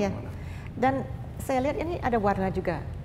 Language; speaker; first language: Indonesian; non-native, fluent; English